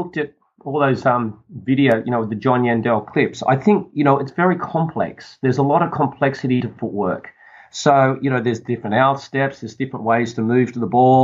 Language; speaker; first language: English; native; English